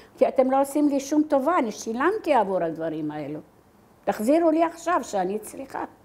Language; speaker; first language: Hebrew; non-native, fluent; Arabic